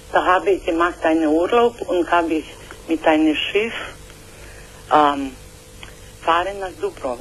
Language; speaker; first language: German; non-native, learner; Croatian